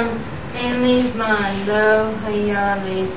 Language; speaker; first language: Hebrew; non-native, learner; English